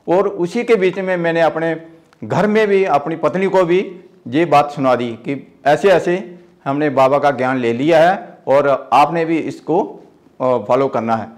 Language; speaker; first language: Hindi; native; Hindi